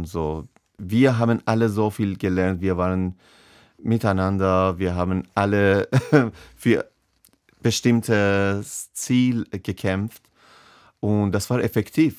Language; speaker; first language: German; non-native, learner; Persian